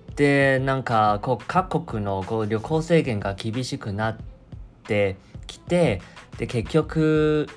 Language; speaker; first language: Japanese; non-native, fluent; Chinese